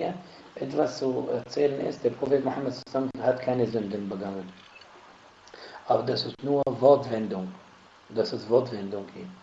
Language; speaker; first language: German; non-native, fluent; Arabic